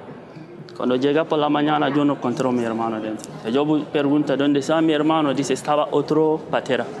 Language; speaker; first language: Spanish; non-native, learner; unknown